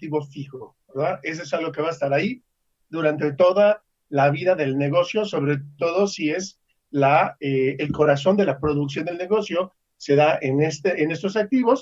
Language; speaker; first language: Spanish; native; Spanish